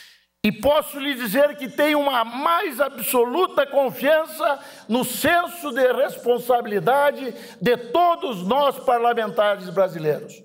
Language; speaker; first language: Portuguese; native; Portuguese